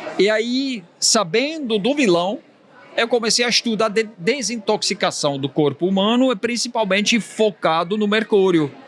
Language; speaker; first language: Portuguese; non-native, fluent; Swiss German